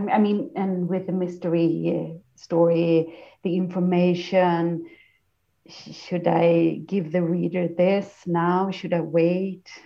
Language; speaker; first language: English; non-native, fluent; Swedish